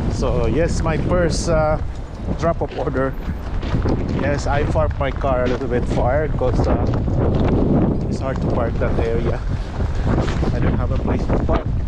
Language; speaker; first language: English; non-native, local second language; Filipino